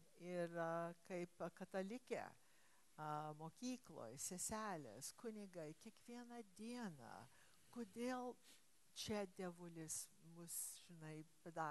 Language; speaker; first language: Lithuanian; early bilingual, heritage; English